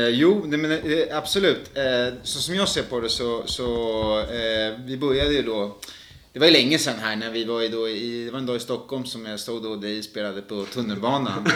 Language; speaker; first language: Swedish; native; Swedish